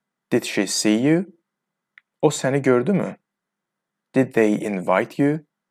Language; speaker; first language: English; non-native, fluent; Azerbaijani